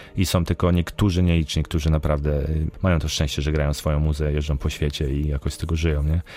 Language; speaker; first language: Polish; early bilingual, heritage; Polish